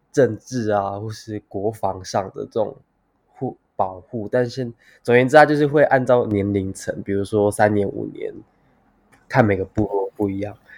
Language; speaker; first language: Chinese; native; Chinese